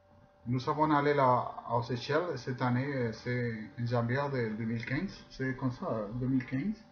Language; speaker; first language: French; non-native, fluent; Spanish